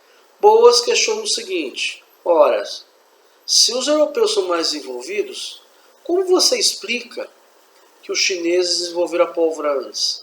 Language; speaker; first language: Portuguese; native; Portuguese